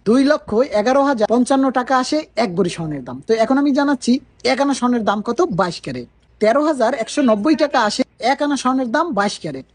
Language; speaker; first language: Bangla; native; Bangla